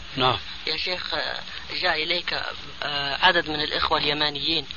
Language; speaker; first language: Arabic; native; Arabic